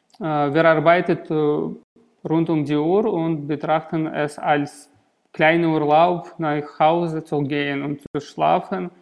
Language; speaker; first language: German; non-native, learner; Russian